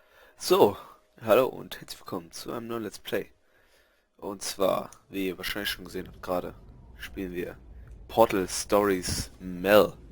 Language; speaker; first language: German; native; German